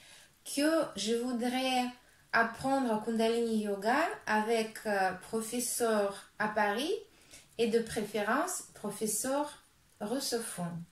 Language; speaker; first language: French; non-native, fluent; Russian